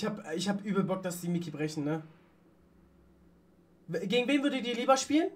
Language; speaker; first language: German; native; German